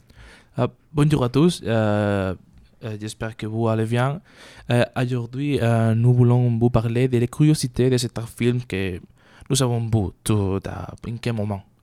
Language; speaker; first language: French; non-native, learner; Spanish